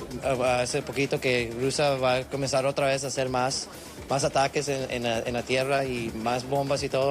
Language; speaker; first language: Spanish; early bilingual, heritage; Spanish